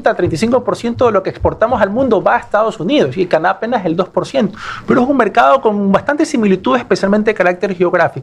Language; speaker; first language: Spanish; native; Spanish